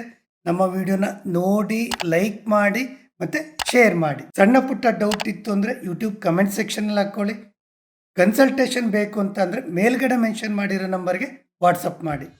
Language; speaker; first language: Kannada; native; Kannada